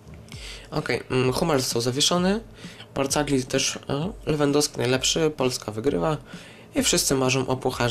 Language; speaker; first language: Polish; native; Polish